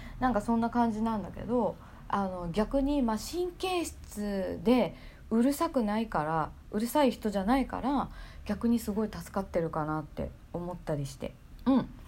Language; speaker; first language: Japanese; native; Japanese